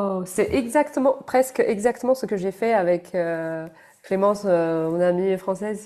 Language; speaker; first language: French; non-native, fluent; Chinese